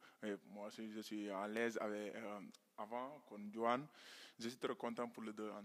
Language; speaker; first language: French; non-native, local second language; Wolof